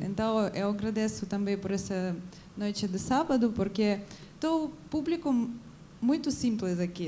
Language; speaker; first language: Portuguese; non-native, learner; Ukrainian